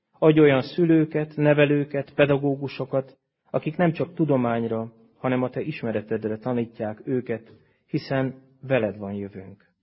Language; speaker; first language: Hungarian; native; Hungarian